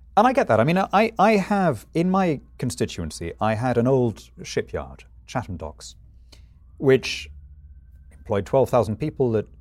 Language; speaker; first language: English; native; English